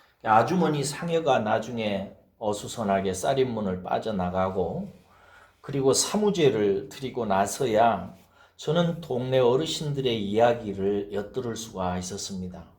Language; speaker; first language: Korean; native; Korean